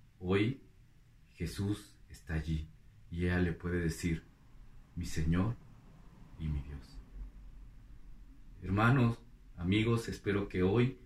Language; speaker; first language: Spanish; native; Spanish